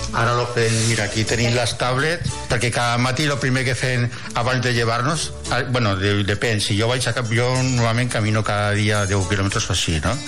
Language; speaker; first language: Catalan; non-native, local second language; Spanish